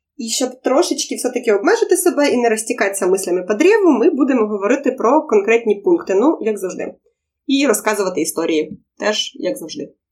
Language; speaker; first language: Ukrainian; non-native, local second language; Russian